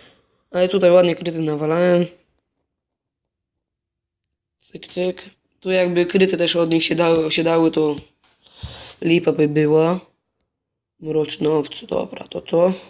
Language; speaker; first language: Polish; native; Polish